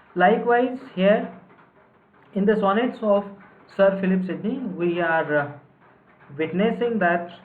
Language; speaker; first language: English; non-native, local second language; Marathi